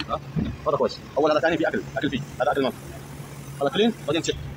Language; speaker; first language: Arabic; non-native, learner; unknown